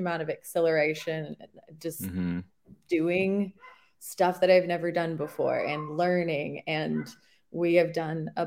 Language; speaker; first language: English; native; English